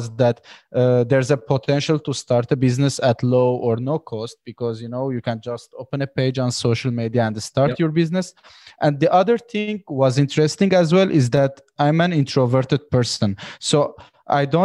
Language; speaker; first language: English; non-native, fluent; Armenian